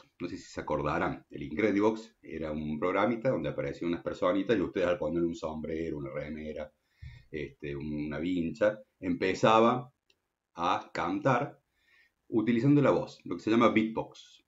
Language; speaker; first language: Spanish; native; Spanish